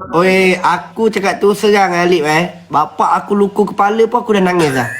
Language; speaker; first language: Malay; native; Malay